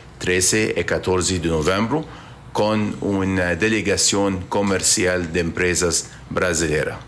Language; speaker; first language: Portuguese; non-native, learner; Arabic